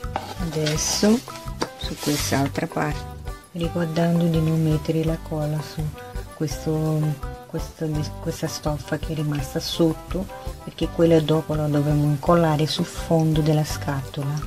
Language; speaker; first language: Italian; non-native, fluent; Portuguese